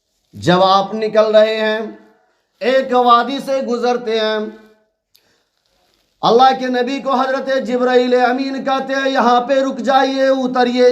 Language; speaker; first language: Urdu; native; Urdu